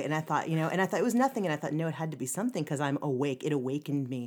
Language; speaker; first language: English; native; English